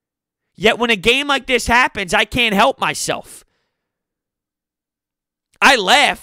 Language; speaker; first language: English; native; English